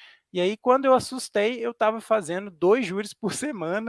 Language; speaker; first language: Portuguese; native; Portuguese